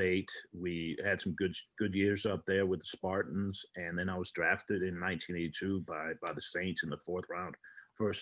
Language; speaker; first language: English; non-native, fluent; Danish